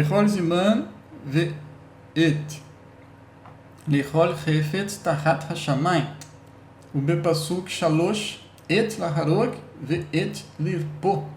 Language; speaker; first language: Hebrew; non-native, learner; Portuguese